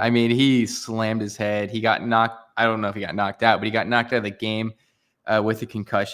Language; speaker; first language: English; native; English